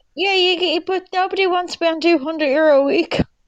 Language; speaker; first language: English; native; English